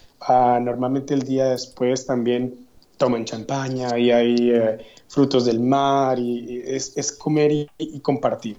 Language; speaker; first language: Spanish; native; Spanish